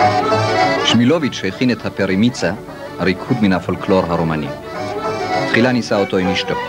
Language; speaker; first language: Hebrew; native; Hebrew